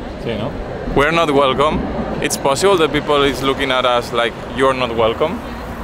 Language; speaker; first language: English; non-native, learner; Spanish